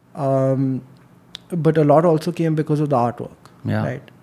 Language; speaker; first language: English; non-native, local second language; Hindi